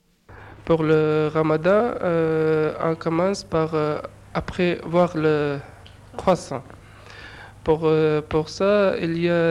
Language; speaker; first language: French; non-native, learner; Urdu